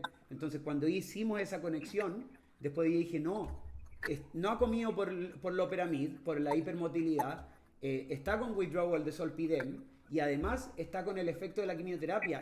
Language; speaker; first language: Spanish; native; Spanish